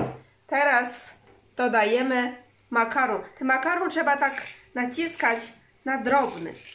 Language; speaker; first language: Polish; non-native, learner; Chinese